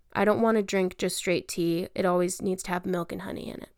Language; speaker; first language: English; native; English